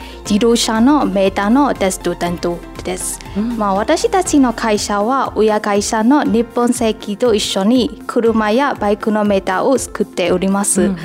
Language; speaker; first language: Japanese; non-native, fluent; Burmese